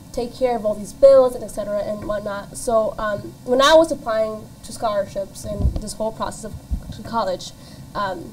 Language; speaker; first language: English; native; English